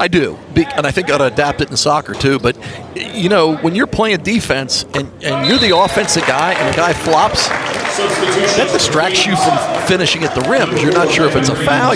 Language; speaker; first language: English; native; English